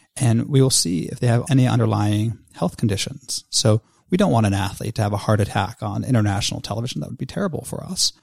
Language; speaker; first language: English; native; English